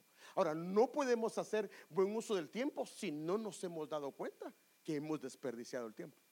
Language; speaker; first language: Spanish; native; Spanish